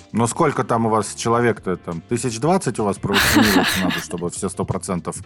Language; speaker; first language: Russian; native; Russian